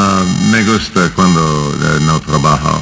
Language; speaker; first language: Spanish; non-native, learner; English